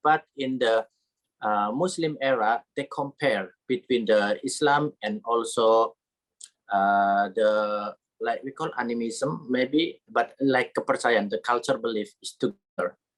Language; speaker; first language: English; non-native, learner; Indonesian